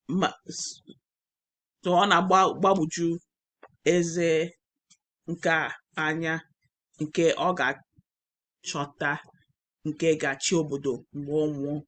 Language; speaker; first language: Igbo; non-native, learner; English